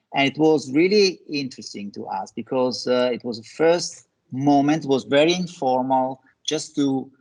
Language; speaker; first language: English; non-native, fluent; Italian